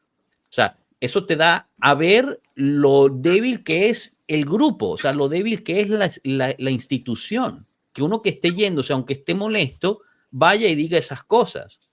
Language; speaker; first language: Spanish; native; Spanish